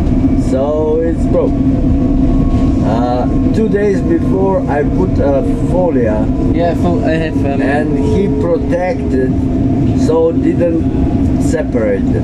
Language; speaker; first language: English; non-native, learner; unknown